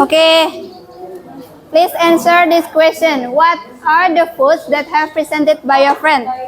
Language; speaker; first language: English; non-native, fluent; Indonesian